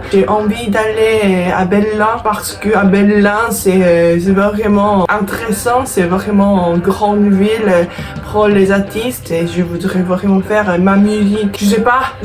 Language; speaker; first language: French; non-native, fluent; Korean